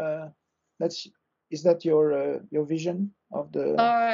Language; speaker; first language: English; non-native, fluent; French